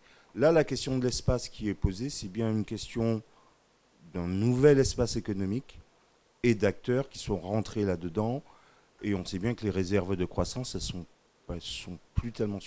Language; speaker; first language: French; native; French